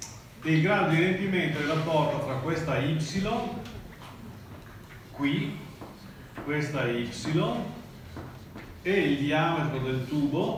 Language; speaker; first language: Italian; native; Italian